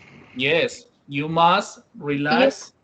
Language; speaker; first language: English; non-native, fluent; Spanish